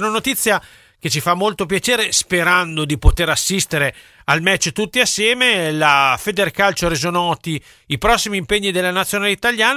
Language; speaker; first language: Italian; native; Italian